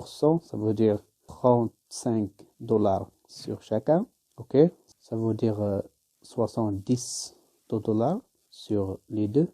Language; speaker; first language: French; non-native, learner; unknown